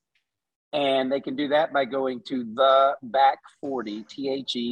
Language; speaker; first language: English; native; English